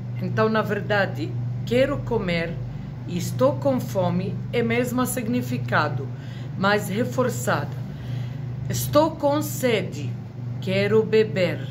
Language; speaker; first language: Portuguese; non-native, fluent; Arabic